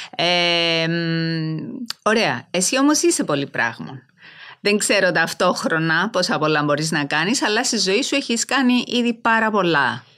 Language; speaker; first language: Greek; native; Greek